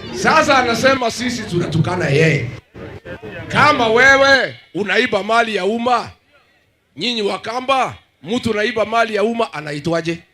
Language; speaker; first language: Swahili; non-native, local second language; Kikuyu